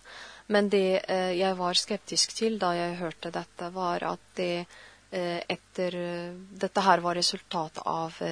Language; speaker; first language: Norwegian; non-native, fluent; Arabic